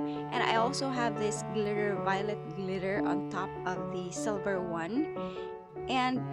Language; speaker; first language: English; non-native, local second language; Filipino